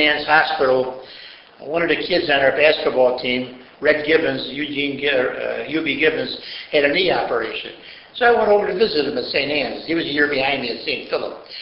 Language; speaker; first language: English; native; English